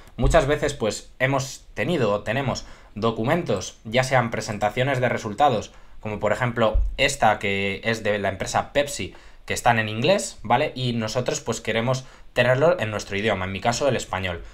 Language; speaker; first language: Spanish; native; Spanish